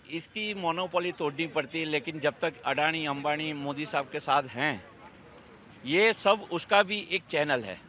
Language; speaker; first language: Hindi; non-native, local second language; Gujarati